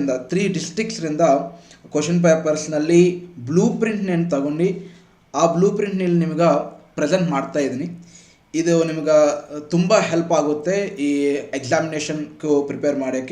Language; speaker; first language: Kannada; non-native, fluent; Telugu